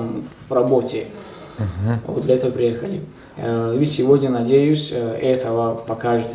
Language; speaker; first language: Russian; non-native, local second language; Tajik